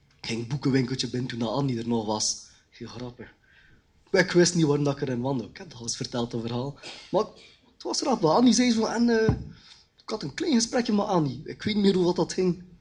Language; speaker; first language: Dutch; early bilingual, other home language; Khmer